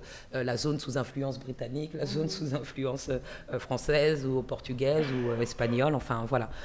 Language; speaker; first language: French; native; French